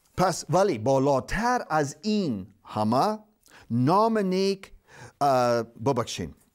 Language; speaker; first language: Persian; non-native, fluent; English